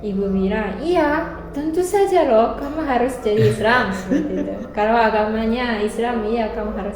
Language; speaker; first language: Indonesian; non-native, learner; Japanese